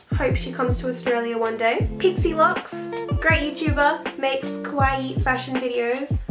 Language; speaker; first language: English; native; English